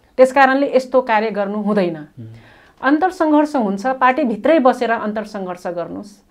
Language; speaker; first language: Nepali; non-native, local second language; Rana Tharu